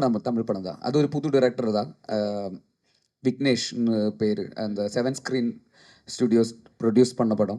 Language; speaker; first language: Tamil; non-native, learner; Malayalam